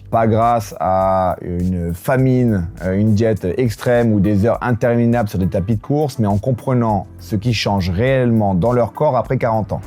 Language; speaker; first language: French; native; French